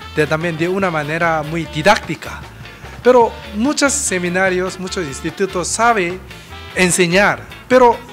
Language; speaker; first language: Spanish; non-native, learner; Korean